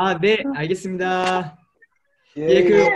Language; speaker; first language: Korean; native; Korean